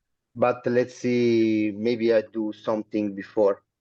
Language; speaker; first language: English; non-native, learner; Italian